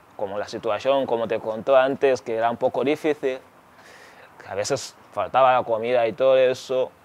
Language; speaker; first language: Spanish; non-native, fluent; Ganda